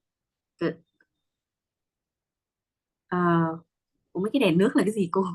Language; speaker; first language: Vietnamese; native; Vietnamese